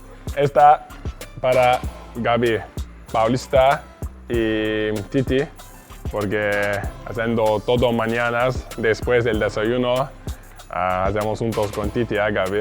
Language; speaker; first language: Spanish; non-native, learner; Turkish